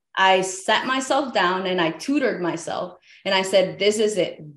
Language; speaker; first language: English; early bilingual, other home language; Spanish